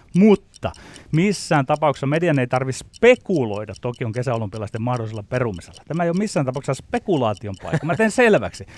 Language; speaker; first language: Finnish; native; Finnish